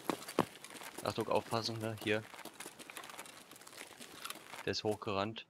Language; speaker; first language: German; native; German